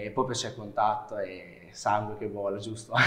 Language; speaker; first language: Italian; native; Italian